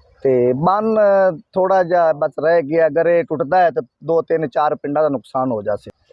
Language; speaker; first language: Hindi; non-native, local second language; Punjabi